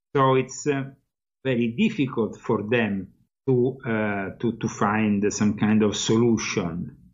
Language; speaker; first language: English; non-native, fluent; Italian